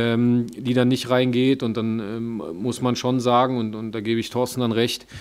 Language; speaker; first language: German; native; German